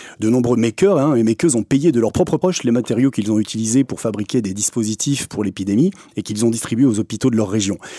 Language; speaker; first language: French; native; French